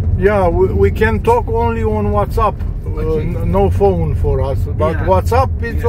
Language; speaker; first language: English; non-native, fluent; Romanian